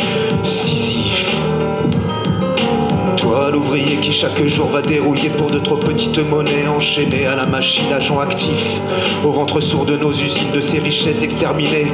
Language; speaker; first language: French; native; French